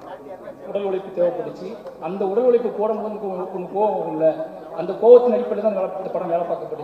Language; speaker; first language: Tamil; native; Tamil